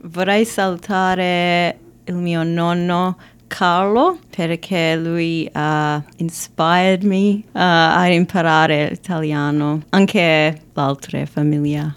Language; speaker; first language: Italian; non-native, learner; English